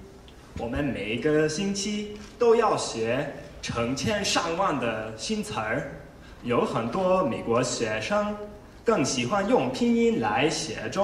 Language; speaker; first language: Chinese; non-native, learner; English